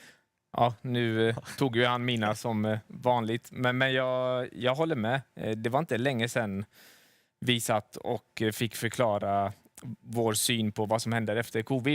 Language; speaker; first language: Swedish; native; Swedish